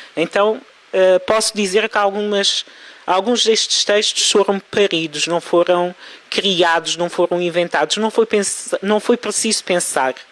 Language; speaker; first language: Portuguese; early bilingual, other home language; Kabuverdianu